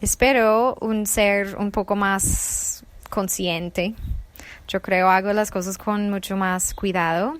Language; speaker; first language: Spanish; non-native, fluent; English